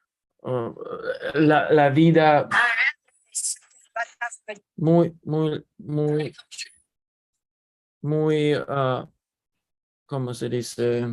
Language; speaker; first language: Spanish; non-native, learner; Russian